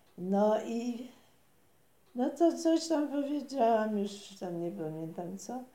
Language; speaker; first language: Polish; native; Polish